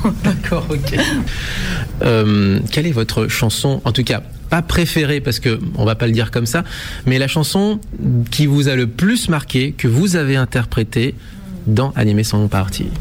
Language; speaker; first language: French; native; French